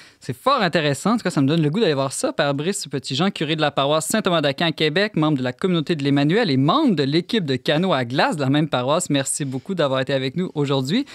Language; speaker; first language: French; native; French